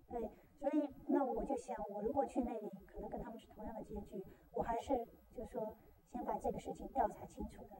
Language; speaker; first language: Chinese; native; Chinese